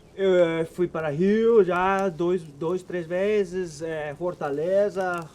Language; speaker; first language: Portuguese; non-native, learner; Spanish